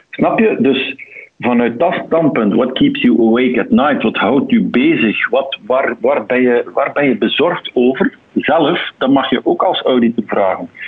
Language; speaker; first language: Dutch; native; Dutch